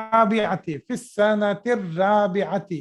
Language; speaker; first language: Arabic; non-native, fluent; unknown